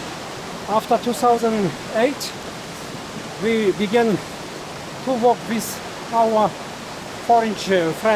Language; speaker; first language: English; non-native, learner; Tajik